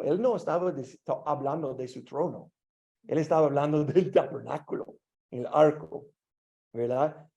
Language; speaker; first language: Spanish; non-native, learner; English